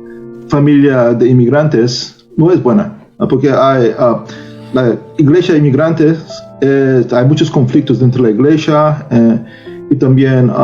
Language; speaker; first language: Spanish; non-native, learner; Korean